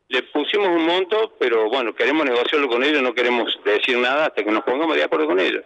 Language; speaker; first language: Spanish; native; Spanish